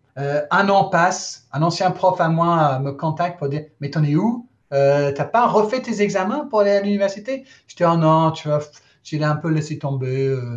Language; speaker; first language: French; non-native, fluent; English